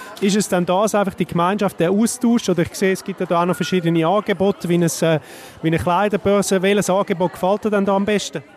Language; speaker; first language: German; native; German